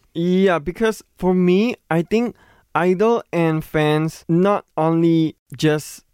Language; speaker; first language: English; non-native, local second language; Chinese